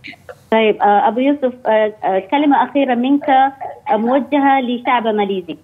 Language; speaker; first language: Arabic; non-native, fluent; Malay